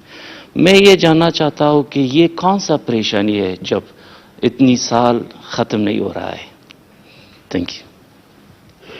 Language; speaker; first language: Hindi; non-native, fluent; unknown